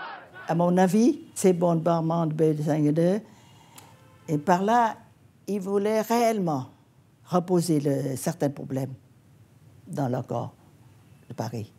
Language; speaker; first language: French; non-native, fluent; Vietnamese